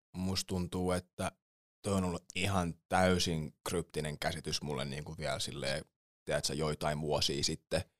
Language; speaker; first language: Finnish; early bilingual, other home language; English